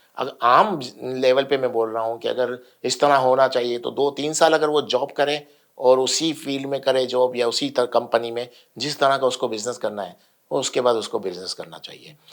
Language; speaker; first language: Urdu; native; Urdu